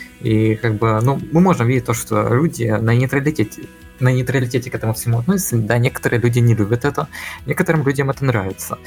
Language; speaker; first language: Russian; native; Russian